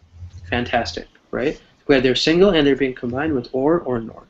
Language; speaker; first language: English; non-native, fluent; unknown